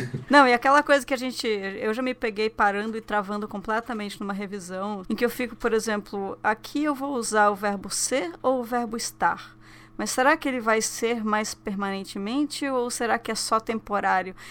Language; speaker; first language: Portuguese; native; Portuguese